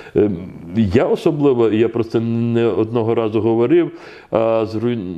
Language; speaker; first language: Ukrainian; non-native, local second language; Crimean Tatar